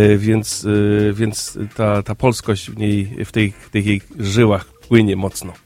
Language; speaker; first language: Polish; native; Polish